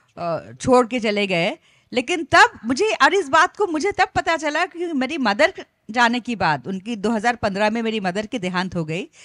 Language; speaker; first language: Hindi; non-native, local second language; Bangla